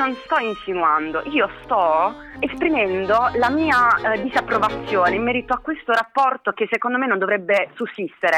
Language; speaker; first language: Italian; native; Italian